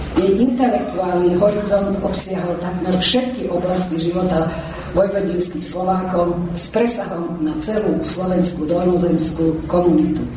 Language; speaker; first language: Slovak; early bilingual, heritage; Slovak